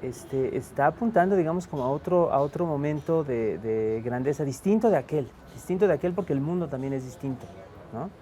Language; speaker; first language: Spanish; native; Spanish